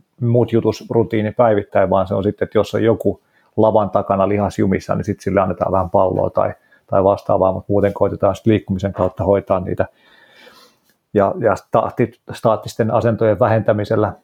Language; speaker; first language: Finnish; native; Finnish